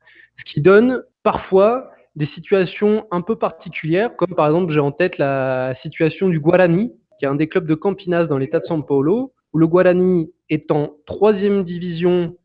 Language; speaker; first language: French; native; French